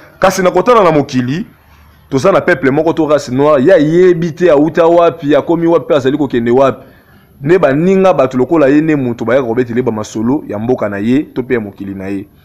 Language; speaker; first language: Lingala; non-native, local second language; Kongo